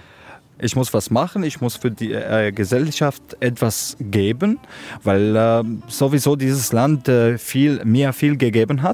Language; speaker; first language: German; non-native, local second language; Arabic